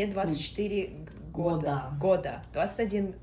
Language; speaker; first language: Russian; early bilingual, heritage; Russian